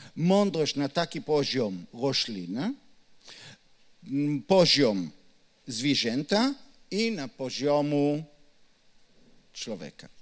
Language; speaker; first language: Polish; non-native, learner; Hebrew